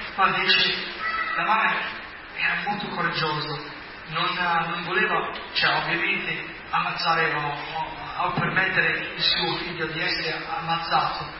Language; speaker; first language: Italian; non-native, fluent; English